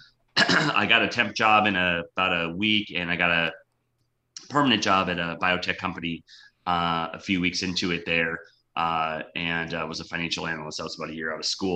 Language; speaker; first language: English; native; English